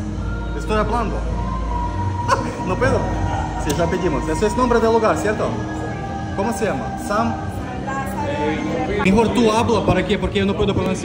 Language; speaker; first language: Spanish; non-native, learner; Russian